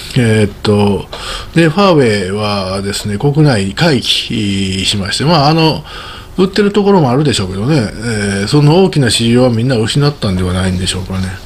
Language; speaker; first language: Japanese; native; Japanese